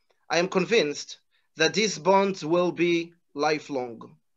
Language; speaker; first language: English; non-native, fluent; Hebrew